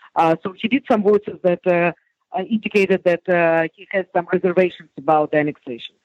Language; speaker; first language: English; non-native, fluent; Hebrew